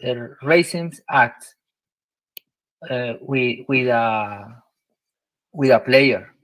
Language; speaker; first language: English; non-native, learner; Spanish